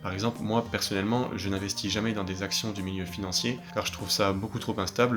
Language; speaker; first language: French; native; French